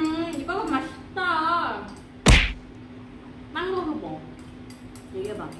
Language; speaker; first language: Korean; non-native, learner; Vietnamese